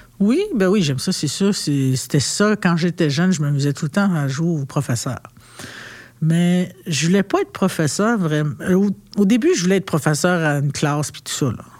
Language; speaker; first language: French; non-native, local second language; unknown